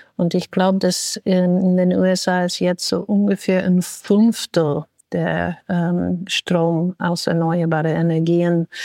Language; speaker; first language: German; non-native, fluent; English